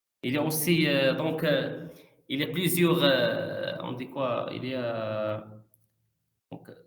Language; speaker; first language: French; non-native, learner; Arabic